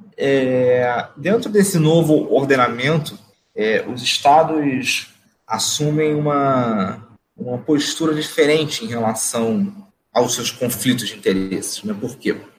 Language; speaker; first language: Portuguese; native; Portuguese